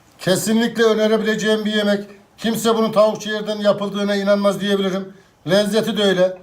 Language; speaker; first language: Turkish; native; Turkish